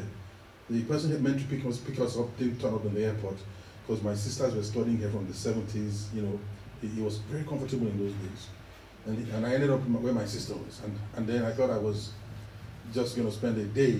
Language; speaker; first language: English; non-native, local second language; Yoruba